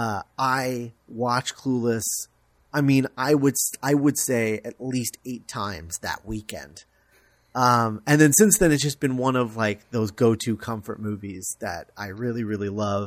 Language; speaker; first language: English; native; English